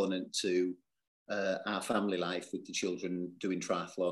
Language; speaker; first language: English; native; English